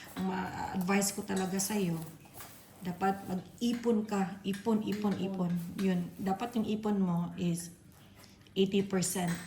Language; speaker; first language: Filipino; non-native, local second language; Cebuano